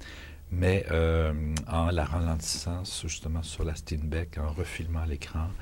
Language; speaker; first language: French; native; French